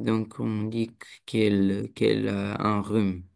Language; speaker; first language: French; non-native, learner; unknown